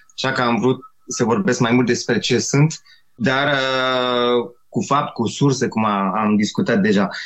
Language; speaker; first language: Romanian; non-native, fluent; French